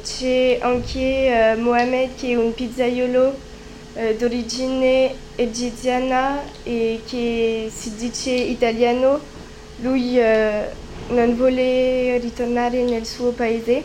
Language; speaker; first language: Italian; non-native, learner; French